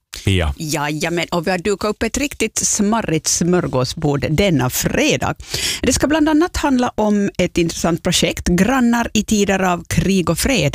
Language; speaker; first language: Swedish; native; Swedish